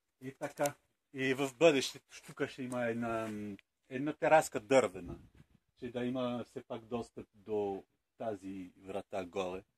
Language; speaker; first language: Bulgarian; non-native, fluent; French